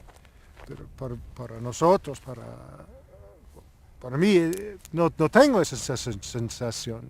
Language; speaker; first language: Spanish; non-native, learner; English